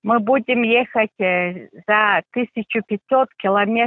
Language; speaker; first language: Russian; non-native, fluent; Mongolian